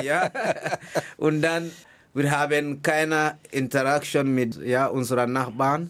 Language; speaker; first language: German; non-native, learner; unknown